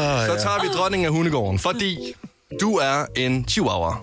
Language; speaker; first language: Danish; native; Danish